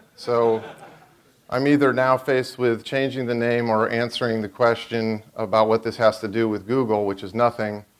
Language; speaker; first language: English; native; English